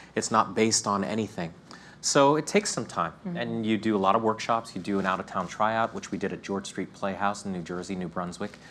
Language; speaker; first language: English; native; English